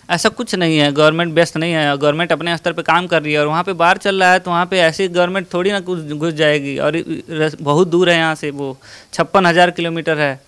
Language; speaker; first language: Hindi; native; Hindi